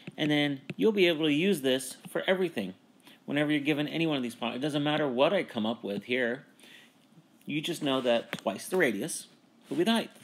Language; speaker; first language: English; native; English